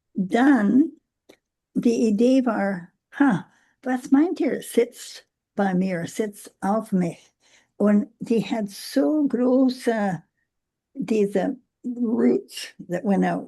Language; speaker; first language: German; non-native, learner; English